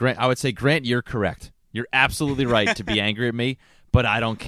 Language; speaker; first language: English; native; English